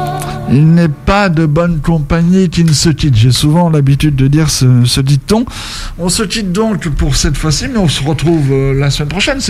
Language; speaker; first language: French; native; French